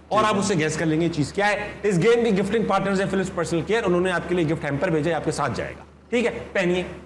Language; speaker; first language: Urdu; native; Urdu